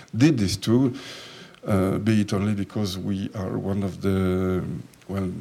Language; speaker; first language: English; non-native, fluent; French